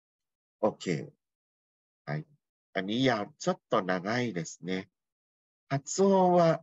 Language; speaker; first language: Japanese; non-native, fluent; Thai